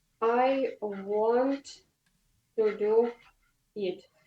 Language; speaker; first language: English; non-native, learner; Ukrainian